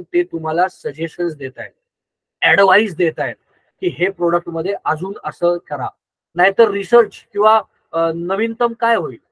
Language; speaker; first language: Marathi; non-native, local second language; Gujarati